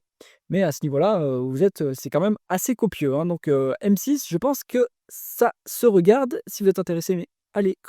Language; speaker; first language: French; native; French